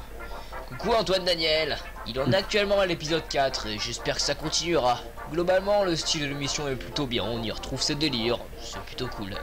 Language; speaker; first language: French; native; French